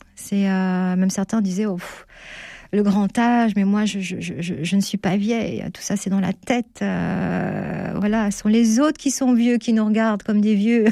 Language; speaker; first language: French; native; French